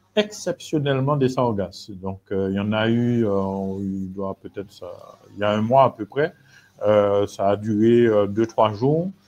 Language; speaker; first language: French; native; French